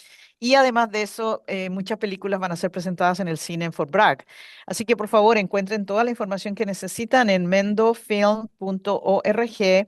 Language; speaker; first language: Spanish; native; Spanish